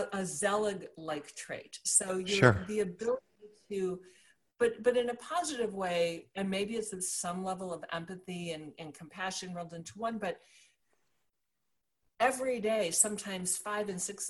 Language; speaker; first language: English; native; English